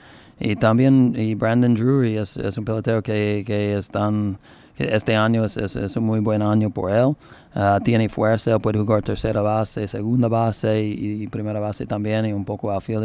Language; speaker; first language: Spanish; non-native, learner; English